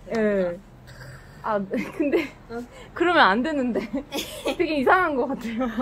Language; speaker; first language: Korean; non-native, fluent; French